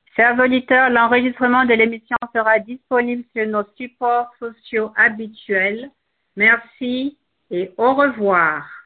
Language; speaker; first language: French; non-native, local second language; Bambara